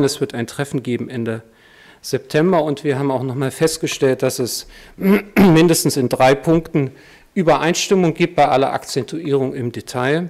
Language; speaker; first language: German; native; German